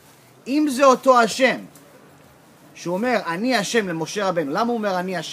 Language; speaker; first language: Hebrew; early bilingual, heritage; English